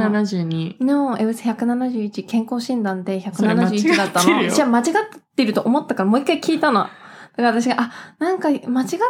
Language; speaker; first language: Japanese; early bilingual, heritage; English